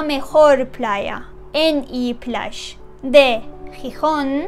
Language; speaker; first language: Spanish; non-native, fluent; Turkish